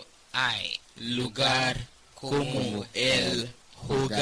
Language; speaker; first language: Spanish; non-native, fluent; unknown